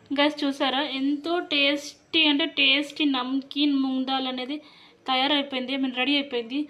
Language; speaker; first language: Telugu; non-native, local second language; Lambadi